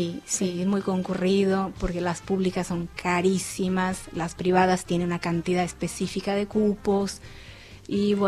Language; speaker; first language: Spanish; non-native, fluent; Portuguese